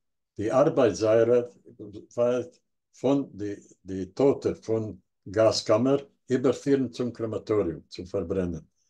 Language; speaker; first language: German; non-native, learner; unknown